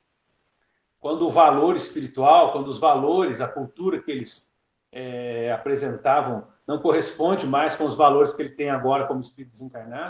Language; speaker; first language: Portuguese; native; Portuguese